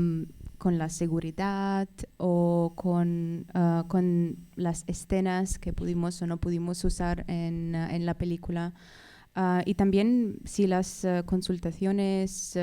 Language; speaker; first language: Spanish; non-native, fluent; Russian